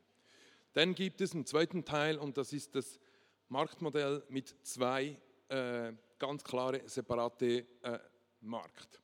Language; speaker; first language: German; non-native, local second language; French